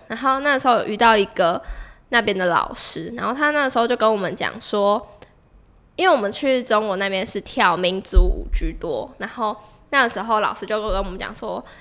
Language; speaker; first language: Chinese; native; Chinese